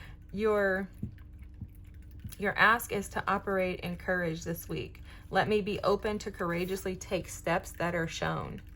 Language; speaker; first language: English; native; English